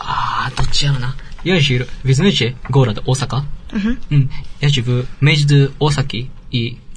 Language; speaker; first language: Russian; non-native, learner; Japanese